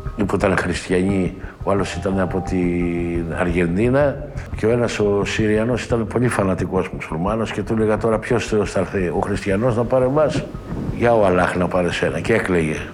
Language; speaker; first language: Greek; native; Greek